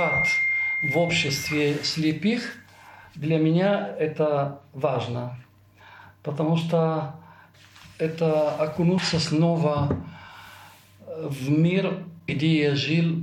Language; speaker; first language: Russian; non-native, fluent; Italian